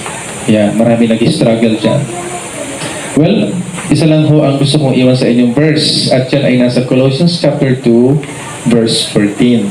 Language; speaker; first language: Filipino; native; Filipino